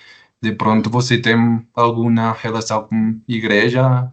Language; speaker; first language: Portuguese; non-native, fluent; Spanish